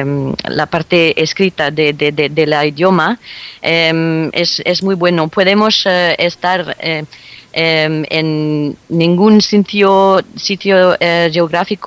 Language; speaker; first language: Spanish; non-native, fluent; French